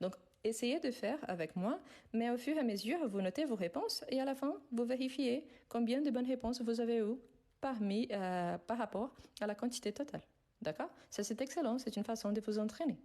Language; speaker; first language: French; non-native, fluent; Arabic